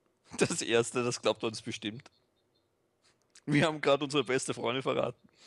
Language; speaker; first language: German; native; German